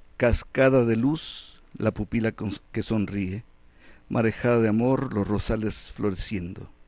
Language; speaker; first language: Spanish; native; Spanish